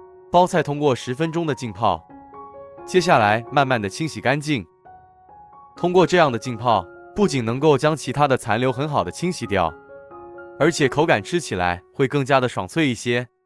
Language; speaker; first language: Chinese; native; Chinese